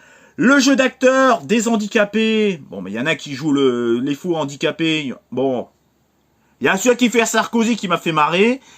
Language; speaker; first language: French; native; French